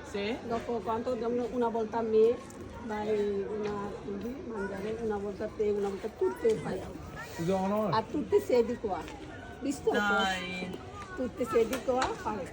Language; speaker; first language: Italian; non-native, learner; Bangla